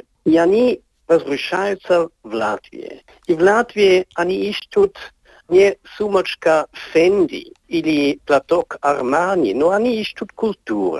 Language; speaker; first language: Russian; non-native, learner; Swiss German